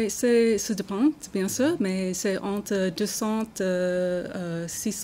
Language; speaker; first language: French; non-native, learner; English